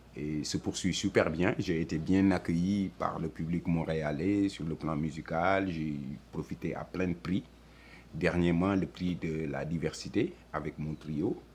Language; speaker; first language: French; non-native, local second language; Wolof